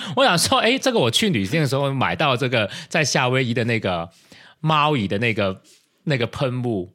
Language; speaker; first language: Chinese; non-native, local second language; Cantonese